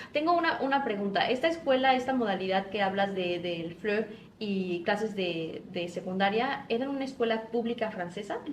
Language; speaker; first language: Spanish; native; Spanish